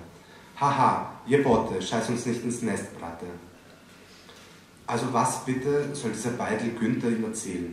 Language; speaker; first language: German; native; German